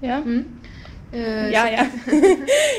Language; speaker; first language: French; non-native, learner; Swedish